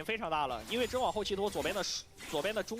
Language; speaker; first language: Chinese; native; Chinese